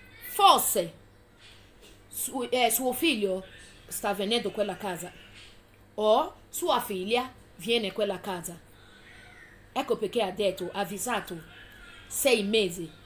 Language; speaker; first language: Italian; non-native, fluent; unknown